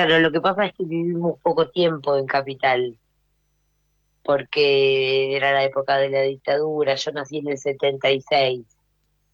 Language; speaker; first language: Spanish; native; Spanish